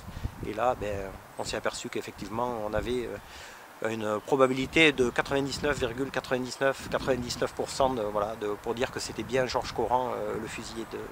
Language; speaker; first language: French; native; French